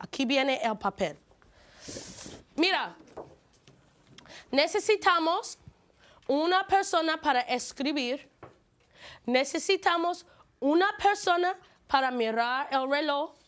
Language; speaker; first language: Spanish; non-native, fluent; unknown